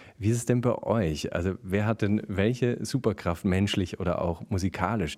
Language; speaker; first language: German; native; German